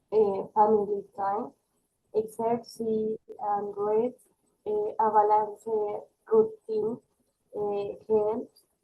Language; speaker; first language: English; non-native, learner; Spanish